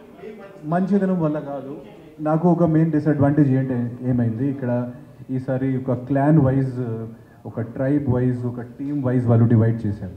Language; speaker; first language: Telugu; non-native, fluent; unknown